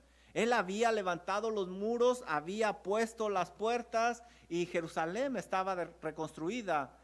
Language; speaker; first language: Spanish; native; Spanish